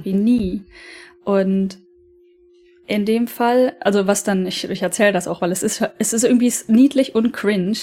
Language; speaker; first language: German; native; German